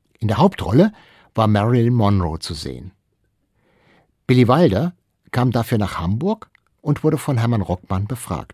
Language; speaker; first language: German; native; German